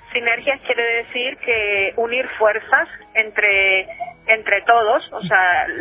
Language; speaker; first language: Spanish; native; Spanish